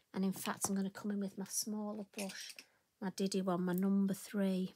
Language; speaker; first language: English; native; English